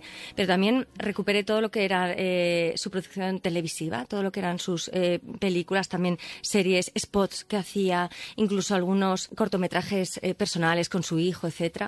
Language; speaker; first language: Spanish; native; Spanish